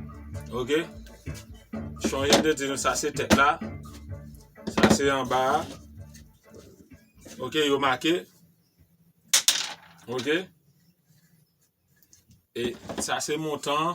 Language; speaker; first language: French; non-native, learner; Haitian Creole